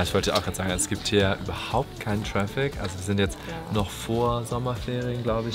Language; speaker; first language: German; native; German